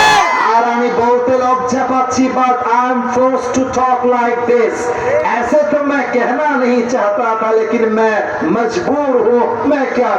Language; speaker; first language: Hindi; non-native, fluent; Bangla